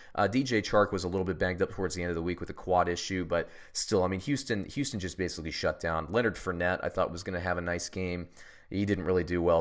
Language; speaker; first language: English; native; English